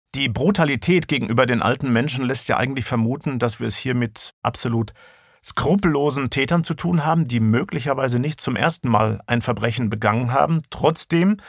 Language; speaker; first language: German; native; German